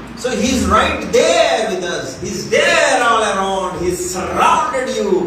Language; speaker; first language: English; non-native, local second language; Telugu